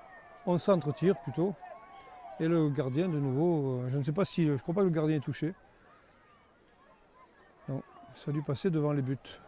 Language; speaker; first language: French; native; French